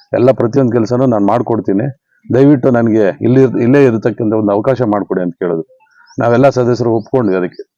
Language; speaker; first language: Kannada; native; Kannada